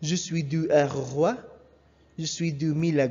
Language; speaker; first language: French; non-native, learner; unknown